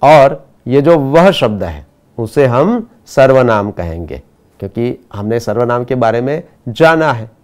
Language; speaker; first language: Hindi; non-native, local second language; Gujarati